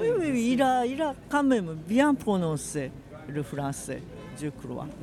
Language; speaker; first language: French; non-native, fluent; Japanese